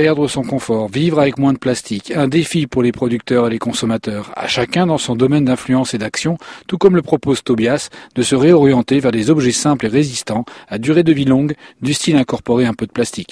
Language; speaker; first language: French; native; French